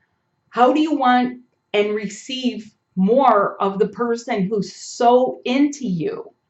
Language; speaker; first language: English; native; English